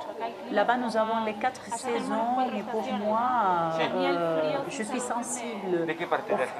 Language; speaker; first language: French; non-native, fluent; Spanish